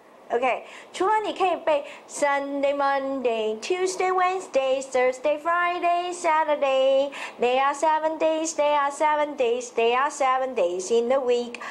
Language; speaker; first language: English; non-native, fluent; Chinese